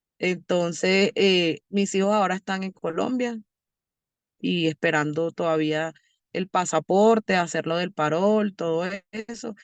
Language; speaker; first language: Spanish; native; Spanish